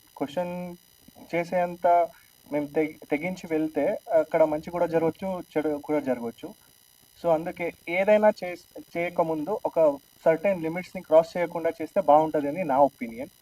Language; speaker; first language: Telugu; native; Telugu